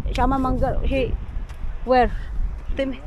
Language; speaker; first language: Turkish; non-native, learner; Filipino